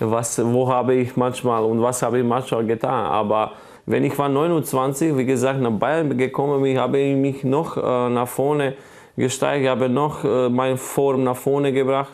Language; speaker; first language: German; non-native, fluent; Croatian